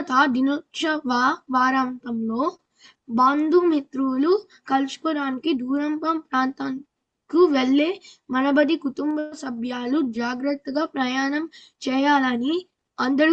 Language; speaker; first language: Telugu; early bilingual, heritage; Telugu